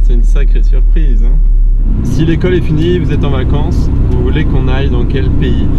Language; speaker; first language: French; native; French